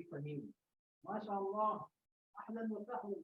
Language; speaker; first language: Arabic; non-native, learner; Urdu